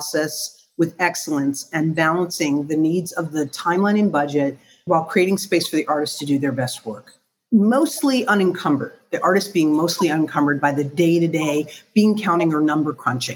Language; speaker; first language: English; native; English